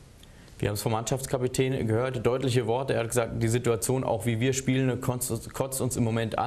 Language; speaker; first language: German; native; German